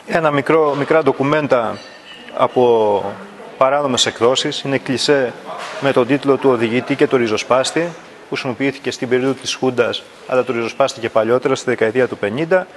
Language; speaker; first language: Greek; native; Greek